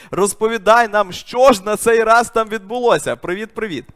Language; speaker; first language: Ukrainian; native; Ukrainian